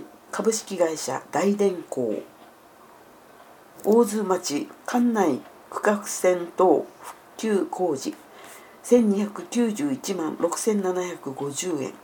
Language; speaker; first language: Japanese; native; Japanese